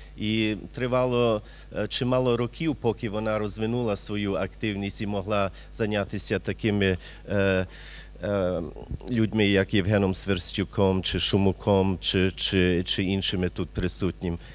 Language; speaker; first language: Ukrainian; early bilingual, heritage; Ukrainian